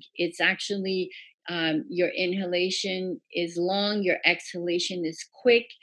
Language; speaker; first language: English; early bilingual, other home language; Persian